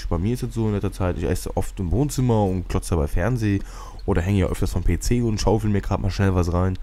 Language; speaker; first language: German; native; German